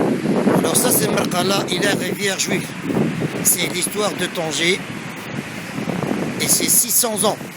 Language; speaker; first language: French; non-native, local second language; Arabic